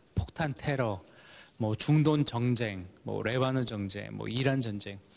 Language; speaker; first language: Korean; early bilingual, heritage; Korean